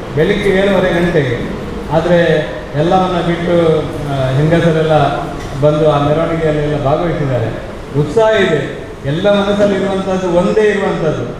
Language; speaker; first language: Kannada; native; Kannada